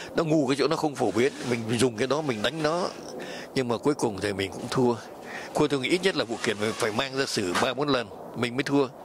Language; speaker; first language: Vietnamese; native; Vietnamese